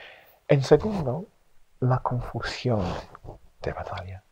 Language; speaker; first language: Spanish; non-native, fluent; English